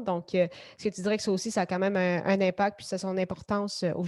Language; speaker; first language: French; native; French